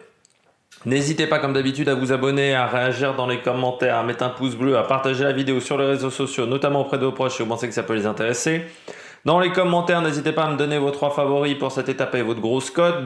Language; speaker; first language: French; native; French